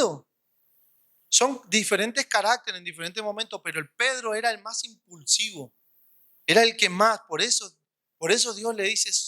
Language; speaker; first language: Spanish; native; Spanish